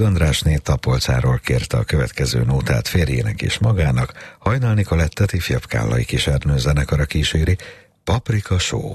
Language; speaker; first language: Hungarian; native; Hungarian